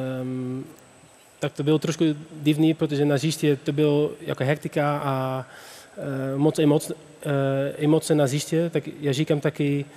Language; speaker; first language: Czech; non-native, learner; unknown